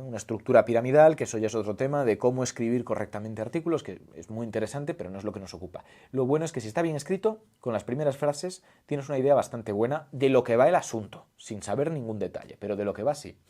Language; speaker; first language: Spanish; native; Spanish